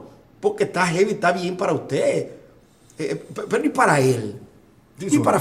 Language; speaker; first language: Spanish; native; Spanish